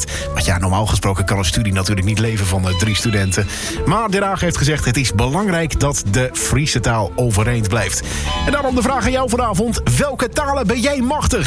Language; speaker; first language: Dutch; native; Dutch